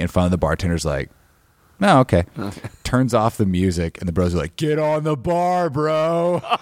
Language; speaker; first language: English; native; English